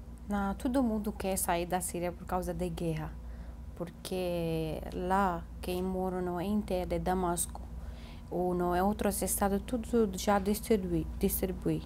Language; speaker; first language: Portuguese; non-native, learner; Arabic